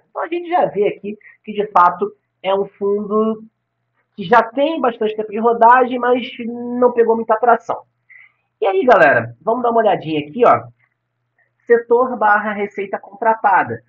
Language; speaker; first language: Portuguese; native; Portuguese